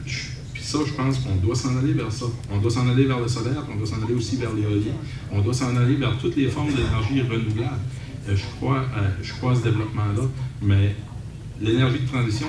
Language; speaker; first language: French; native; French